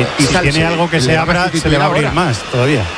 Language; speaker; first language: Spanish; native; Spanish